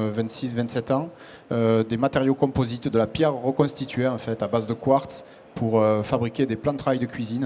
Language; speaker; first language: French; native; French